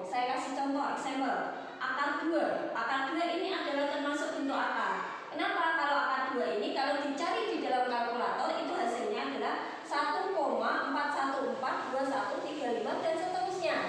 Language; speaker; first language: Indonesian; native; Indonesian